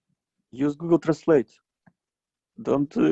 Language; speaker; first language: English; non-native, fluent; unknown